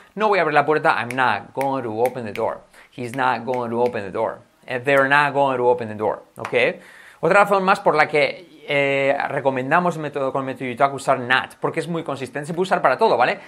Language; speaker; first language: English; non-native, fluent; Spanish